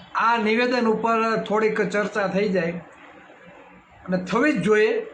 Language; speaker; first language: Gujarati; native; Gujarati